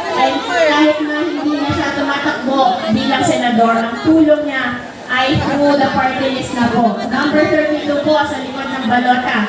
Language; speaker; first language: Filipino; non-native, local second language; Iloko